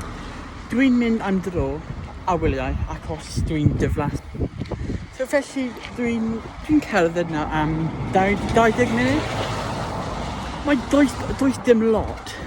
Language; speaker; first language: Welsh; non-native, learner; English